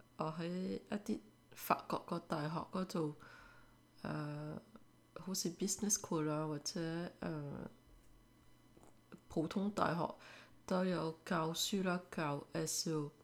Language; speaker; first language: Cantonese; early bilingual, heritage; French